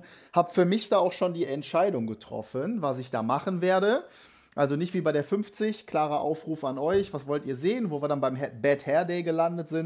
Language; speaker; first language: German; native; German